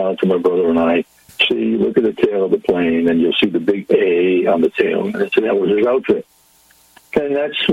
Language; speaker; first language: English; native; English